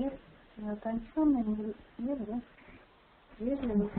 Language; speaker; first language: Russian; native; Russian